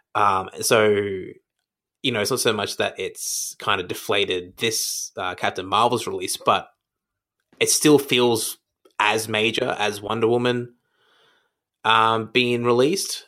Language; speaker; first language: English; native; English